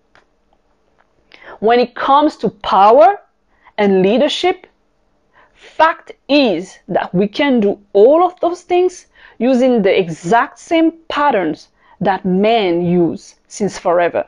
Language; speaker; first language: English; non-native, fluent; French